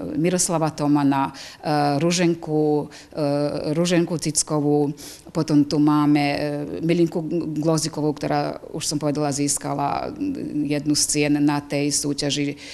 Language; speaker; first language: Slovak; native; Slovak